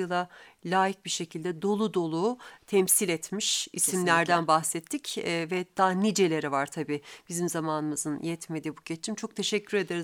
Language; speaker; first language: Turkish; native; Turkish